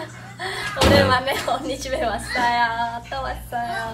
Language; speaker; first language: Korean; non-native, fluent; Khmer